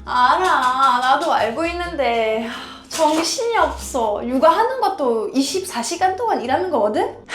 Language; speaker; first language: Korean; non-native, fluent; German